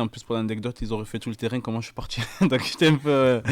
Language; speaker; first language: French; native; French